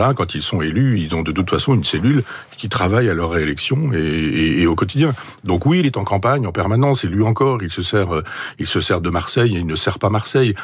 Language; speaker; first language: French; native; French